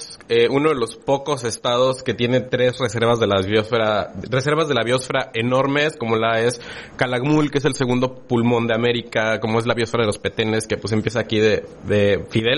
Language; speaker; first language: Spanish; native; Spanish